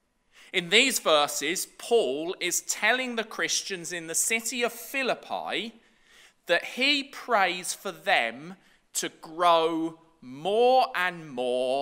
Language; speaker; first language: English; native; English